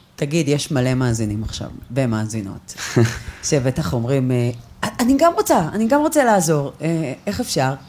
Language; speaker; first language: Hebrew; native; Hebrew